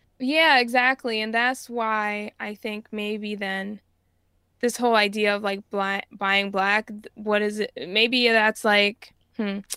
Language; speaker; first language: English; native; English